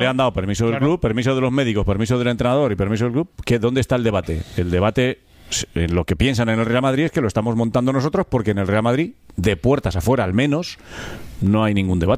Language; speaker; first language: Spanish; native; Spanish